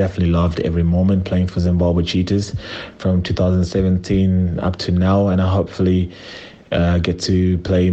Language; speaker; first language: English; non-native, local second language; Shona